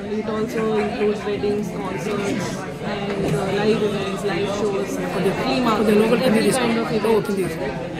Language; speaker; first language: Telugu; non-native, local second language; Hindi